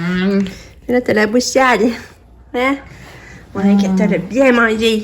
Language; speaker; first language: French; native; French